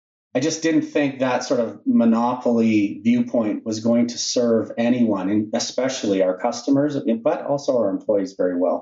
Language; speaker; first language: English; native; English